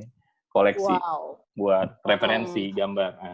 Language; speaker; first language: Indonesian; native; Indonesian